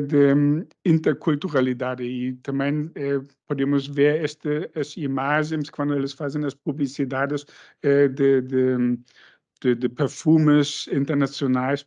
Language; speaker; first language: Portuguese; non-native, fluent; German